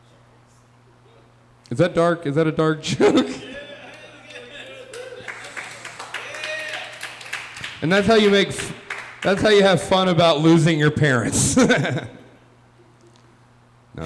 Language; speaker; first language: English; native; English